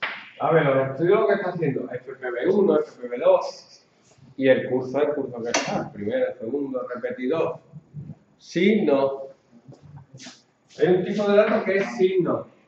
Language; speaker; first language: Spanish; native; Spanish